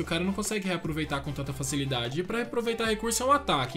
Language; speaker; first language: Portuguese; native; Portuguese